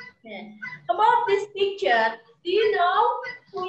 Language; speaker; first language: English; non-native, learner; Indonesian